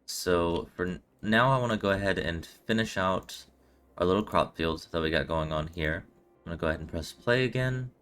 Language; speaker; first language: English; native; English